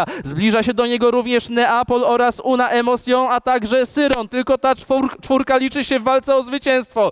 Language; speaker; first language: Polish; native; Polish